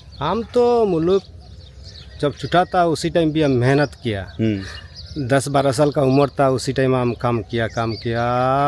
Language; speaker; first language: Hindi; non-native, fluent; Pashto